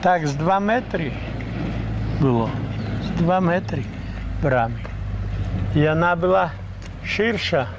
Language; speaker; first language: Polish; non-native, local second language; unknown